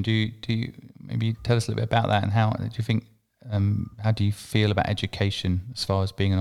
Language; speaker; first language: English; native; English